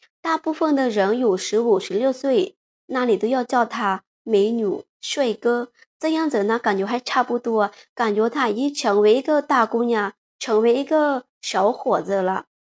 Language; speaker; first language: Chinese; non-native, fluent; Lao